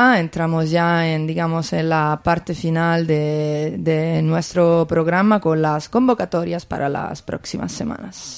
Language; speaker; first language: Spanish; native; Spanish